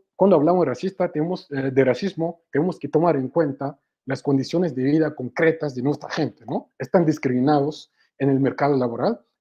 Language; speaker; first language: Spanish; non-native, fluent; Wolof